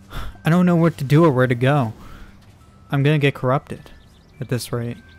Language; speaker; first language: English; native; English